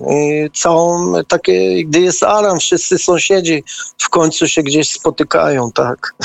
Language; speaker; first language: Polish; early bilingual, heritage; Polish